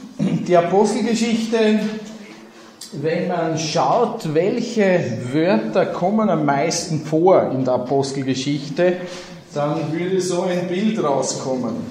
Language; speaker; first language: German; native; German